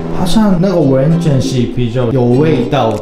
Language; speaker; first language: Chinese; non-native, fluent; Japanese